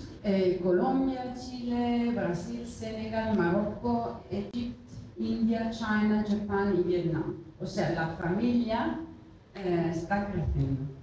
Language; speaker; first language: Spanish; non-native, fluent; Italian